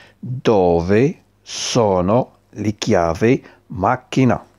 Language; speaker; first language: Italian; non-native, fluent; Arabic